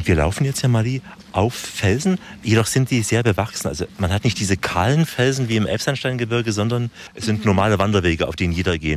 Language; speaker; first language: German; native; German